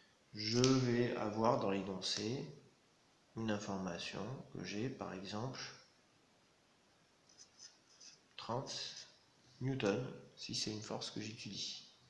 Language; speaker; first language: French; native; French